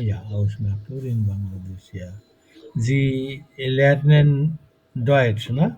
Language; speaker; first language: German; non-native, fluent; Bangla